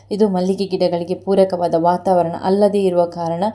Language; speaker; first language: Kannada; non-native, local second language; Tulu